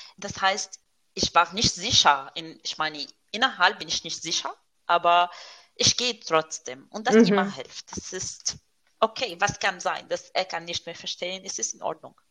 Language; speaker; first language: German; non-native, fluent; Arabic